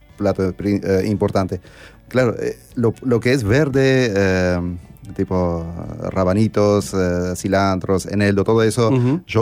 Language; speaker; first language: Spanish; non-native, fluent; Armenian